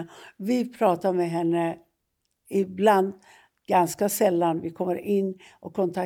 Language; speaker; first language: Swedish; non-native, fluent; Persian